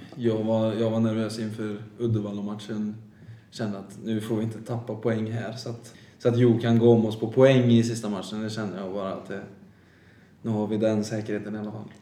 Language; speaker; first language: Swedish; native; Swedish